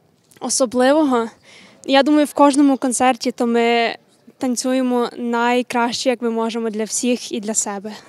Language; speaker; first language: Ukrainian; early bilingual, other home language; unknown